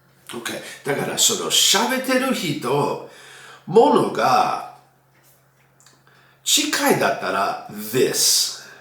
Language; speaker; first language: Japanese; non-native, fluent; English